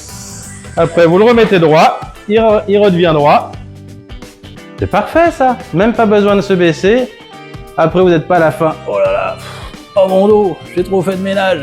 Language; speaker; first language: French; native; French